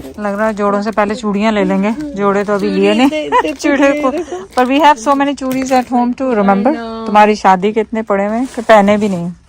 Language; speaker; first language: Urdu; native; Urdu